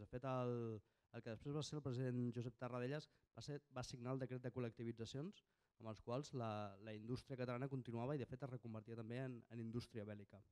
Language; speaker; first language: Catalan; native; Catalan